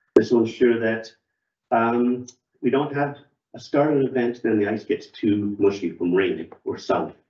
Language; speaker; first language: English; native; English